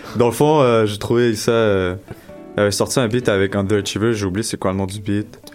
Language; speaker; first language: French; non-native, local second language; Arabic